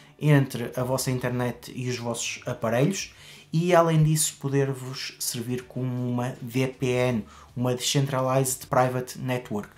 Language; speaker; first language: Portuguese; native; Portuguese